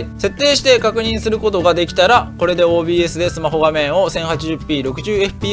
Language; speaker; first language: Japanese; native; Japanese